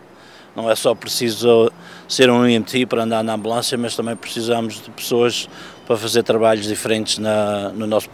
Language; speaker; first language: Portuguese; early bilingual, heritage; Portuguese